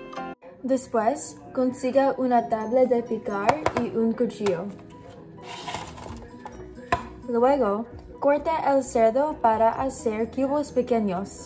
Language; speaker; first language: Spanish; non-native, learner; English